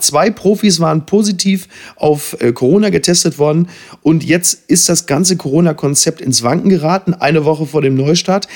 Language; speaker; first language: German; native; German